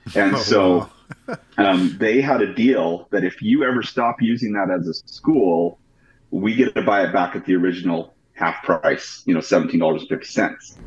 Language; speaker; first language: English; native; English